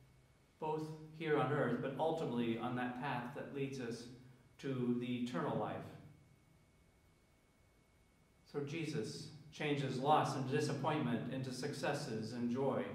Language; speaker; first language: English; native; English